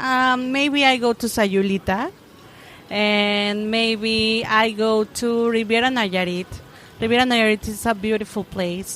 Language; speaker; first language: English; non-native, learner; Spanish